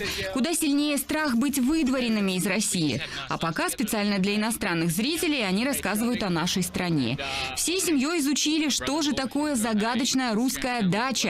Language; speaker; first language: Russian; native; Russian